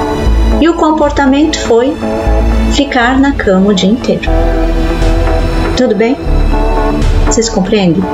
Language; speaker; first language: Portuguese; native; Portuguese